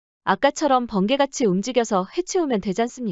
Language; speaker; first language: Korean; native; Korean